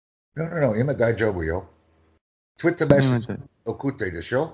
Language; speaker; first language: Japanese; non-native, learner; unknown